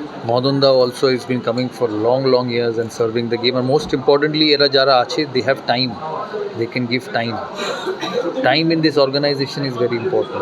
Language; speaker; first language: English; non-native, local second language; Bangla